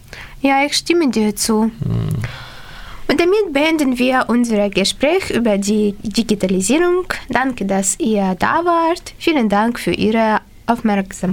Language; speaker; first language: German; non-native, learner; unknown